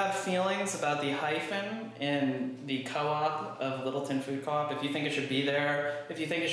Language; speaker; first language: English; native; English